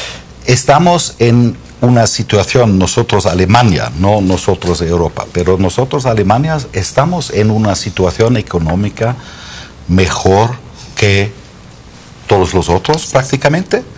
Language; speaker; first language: Spanish; non-native, fluent; German